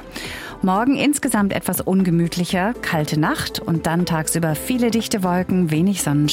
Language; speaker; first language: German; native; German